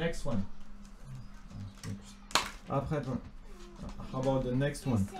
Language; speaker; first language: English; non-native, fluent; French